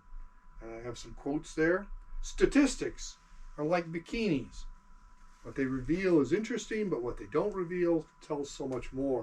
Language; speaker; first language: English; native; English